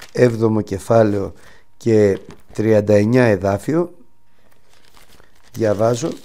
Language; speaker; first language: Greek; native; Greek